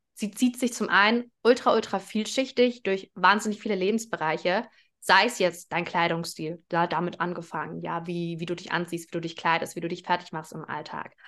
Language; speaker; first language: German; early bilingual, other home language; Russian